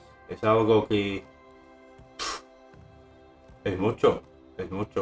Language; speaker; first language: Spanish; non-native, fluent; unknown